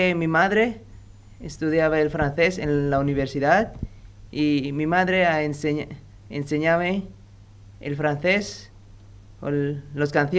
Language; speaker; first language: Spanish; non-native, learner; Indonesian